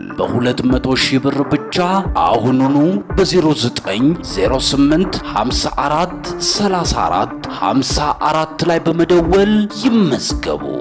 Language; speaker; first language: Amharic; native; Amharic